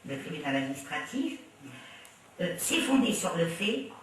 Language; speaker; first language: French; non-native, local second language; Arabic